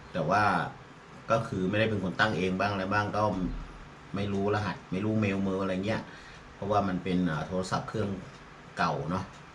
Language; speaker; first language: Thai; native; Thai